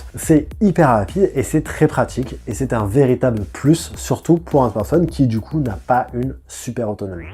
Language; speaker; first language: French; native; French